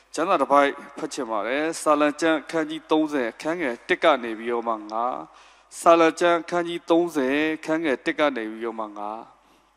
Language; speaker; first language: Burmese; non-native, local second language; S'gaw Karen